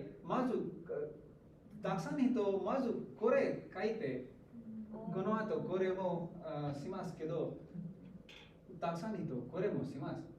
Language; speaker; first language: Japanese; non-native, learner; Hindi